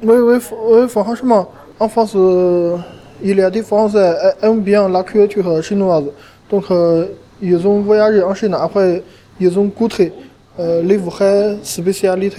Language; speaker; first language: French; non-native, fluent; Chinese